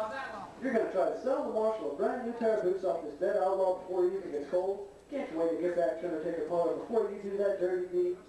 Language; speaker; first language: English; native; English